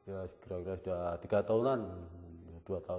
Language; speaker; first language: Indonesian; non-native, local second language; Javanese